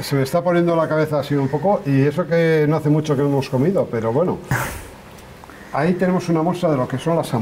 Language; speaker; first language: Spanish; native; Spanish